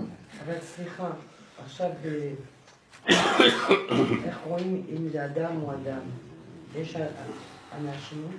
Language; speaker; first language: Hebrew; non-native, fluent; French